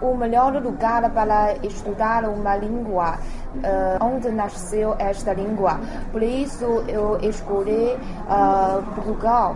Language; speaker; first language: Portuguese; non-native, learner; Chinese